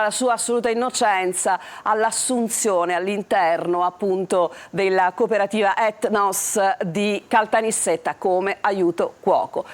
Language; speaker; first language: Italian; native; Italian